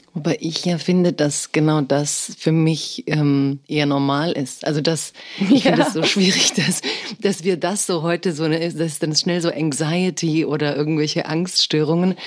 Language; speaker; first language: German; early bilingual, other home language; Croatian